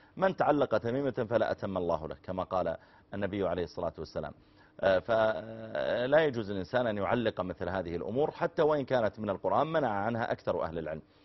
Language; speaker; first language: Arabic; native; Arabic